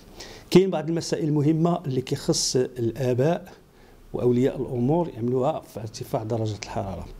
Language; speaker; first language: Arabic; native; Arabic